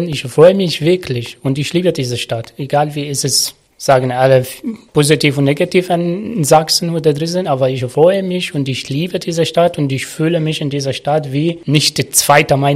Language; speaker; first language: German; non-native, learner; Arabic